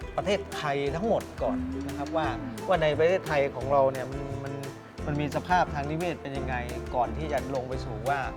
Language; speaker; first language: Thai; native; Thai